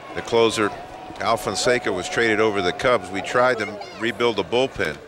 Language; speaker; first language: English; native; English